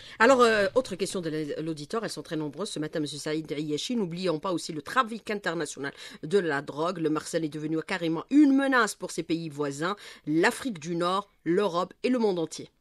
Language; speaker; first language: French; non-native, local second language; Arabic